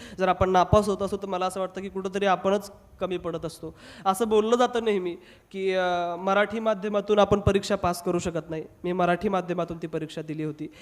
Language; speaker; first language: Marathi; non-native, local second language; Hindi